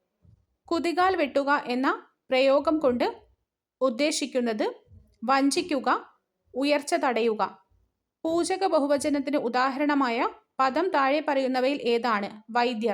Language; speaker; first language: Malayalam; native; Malayalam